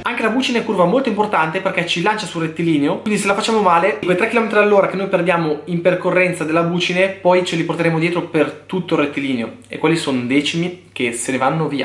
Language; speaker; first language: Italian; native; Italian